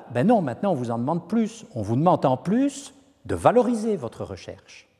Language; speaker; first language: French; native; French